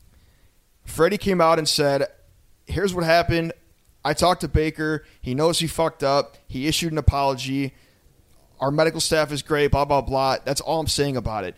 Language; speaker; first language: English; native; English